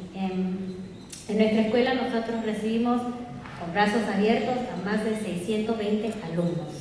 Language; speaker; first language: Spanish; native; Spanish